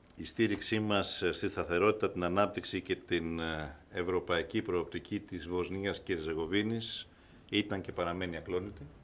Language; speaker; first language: Greek; native; Greek